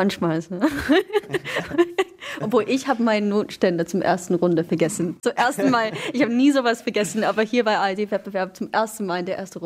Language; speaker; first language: German; non-native, fluent; English